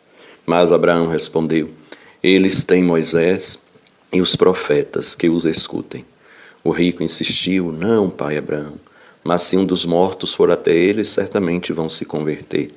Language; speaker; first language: Portuguese; native; Portuguese